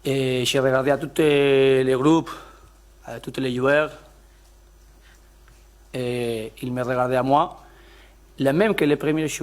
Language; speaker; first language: French; non-native, learner; Spanish